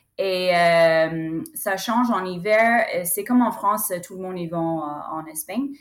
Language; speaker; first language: French; non-native, fluent; English